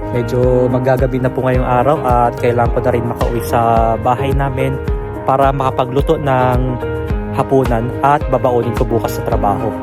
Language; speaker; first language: Filipino; native; Filipino